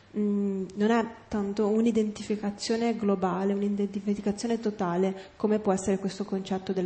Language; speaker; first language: Italian; native; Italian